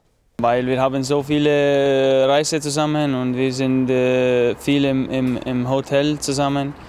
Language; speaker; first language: German; non-native, fluent; Icelandic